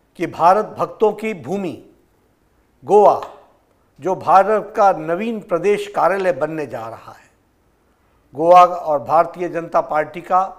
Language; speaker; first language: Hindi; native; Hindi